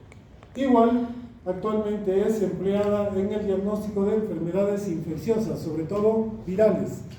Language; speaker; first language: Spanish; native; Spanish